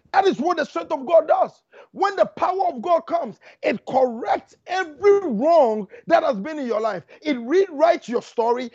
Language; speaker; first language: English; non-native, local second language; Akan